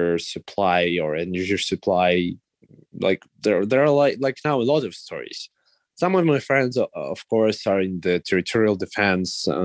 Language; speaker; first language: English; non-native, fluent; Russian